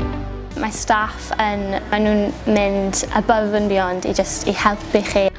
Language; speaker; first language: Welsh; non-native, local second language; English